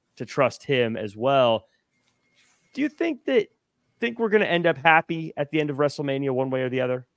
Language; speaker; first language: English; native; English